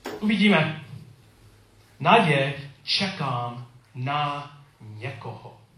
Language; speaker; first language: Czech; non-native, learner; English